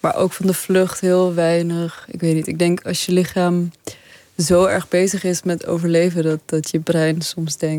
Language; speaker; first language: Dutch; early bilingual, other home language; Persian